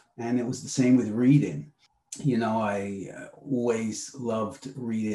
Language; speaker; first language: English; native; English